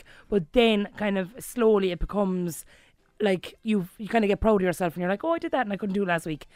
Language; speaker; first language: English; native; English